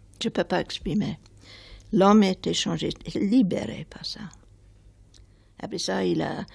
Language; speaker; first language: French; non-native, fluent; English